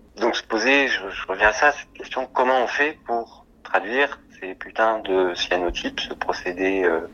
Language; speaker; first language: French; native; French